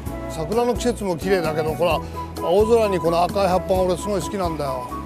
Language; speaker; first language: Japanese; native; Japanese